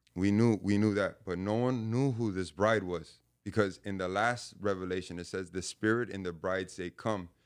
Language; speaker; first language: English; native; English